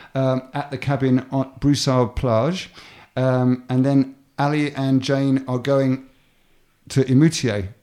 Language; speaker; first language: English; native; English